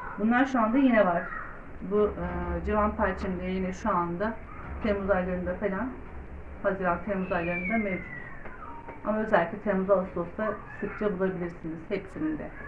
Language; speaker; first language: Turkish; native; Turkish